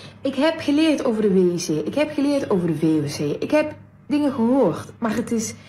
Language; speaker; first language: Dutch; native; Dutch